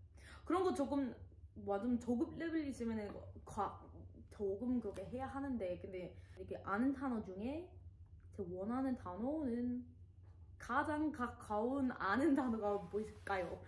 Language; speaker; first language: Korean; non-native, learner; English